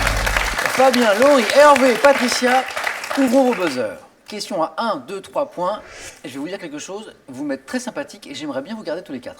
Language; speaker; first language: French; native; French